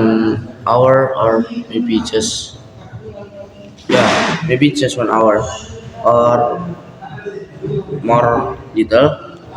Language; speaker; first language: English; non-native, learner; Indonesian